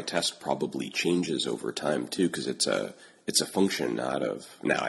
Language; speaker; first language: English; native; English